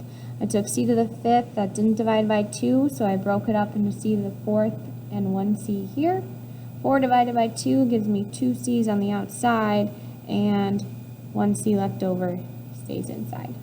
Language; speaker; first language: English; native; English